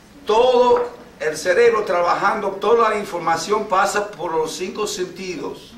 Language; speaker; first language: Spanish; non-native, fluent; English